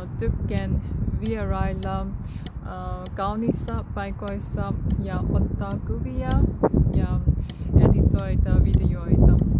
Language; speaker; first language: Finnish; non-native, learner; Burmese